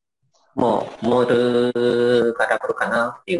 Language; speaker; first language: Japanese; native; Japanese